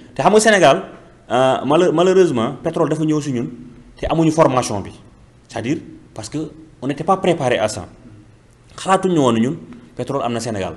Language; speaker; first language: Wolof; native; Wolof